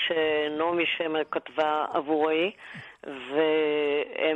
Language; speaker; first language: Hebrew; non-native, local second language; German